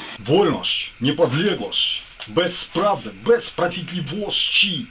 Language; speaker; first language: Polish; non-native, learner; Ukrainian